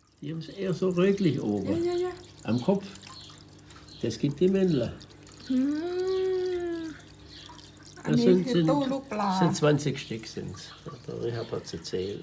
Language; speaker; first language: German; native; German